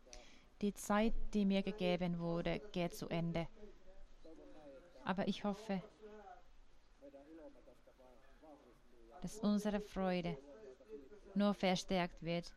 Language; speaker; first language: German; non-native, fluent; Finnish